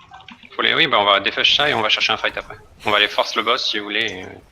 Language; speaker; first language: French; native; French